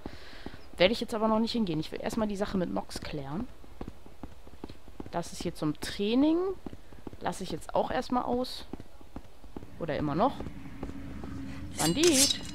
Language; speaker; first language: German; native; German